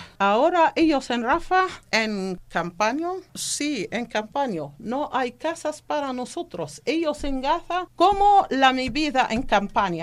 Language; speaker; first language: Spanish; non-native, learner; Arabic